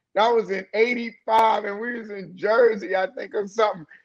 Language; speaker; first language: English; native; English